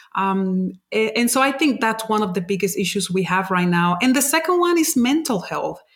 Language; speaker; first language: English; non-native, fluent; Spanish